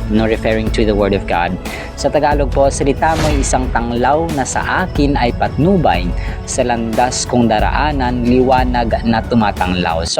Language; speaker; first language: Filipino; non-native, local second language; Cebuano